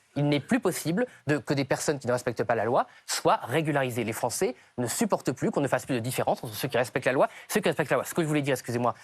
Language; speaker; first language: French; native; French